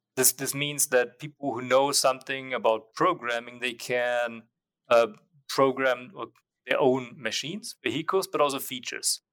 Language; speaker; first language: English; non-native, fluent; German